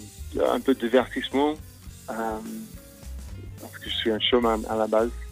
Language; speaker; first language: French; non-native, fluent; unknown